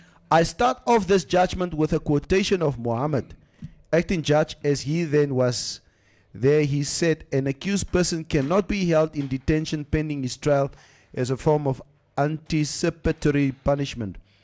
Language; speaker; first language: English; non-native, local second language; Afrikaans